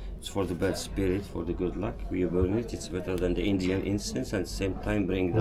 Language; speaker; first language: English; non-native, learner; Arabic